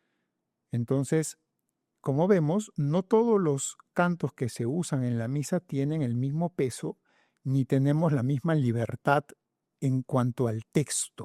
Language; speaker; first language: Spanish; native; Spanish